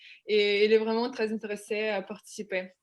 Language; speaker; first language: French; non-native, fluent; Russian